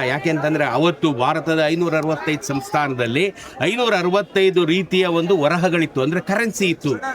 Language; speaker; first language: Kannada; native; Kannada